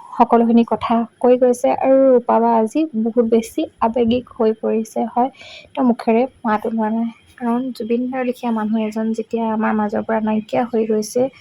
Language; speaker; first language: Assamese; native; Assamese